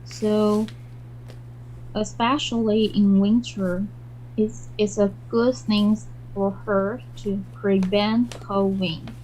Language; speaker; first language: English; non-native, learner; Chinese